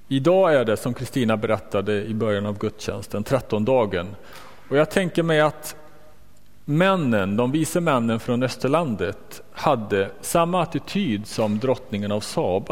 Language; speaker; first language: Swedish; native; Swedish